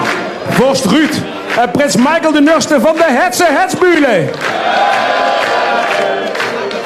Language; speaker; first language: Dutch; native; Dutch